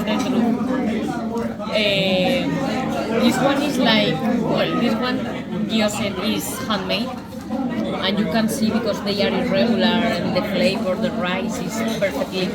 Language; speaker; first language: English; non-native, learner; Spanish